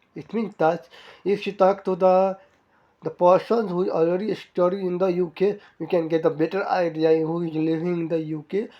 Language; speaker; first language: English; non-native, local second language; Nepali